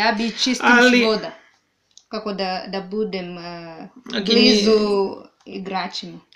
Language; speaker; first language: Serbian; non-native, learner; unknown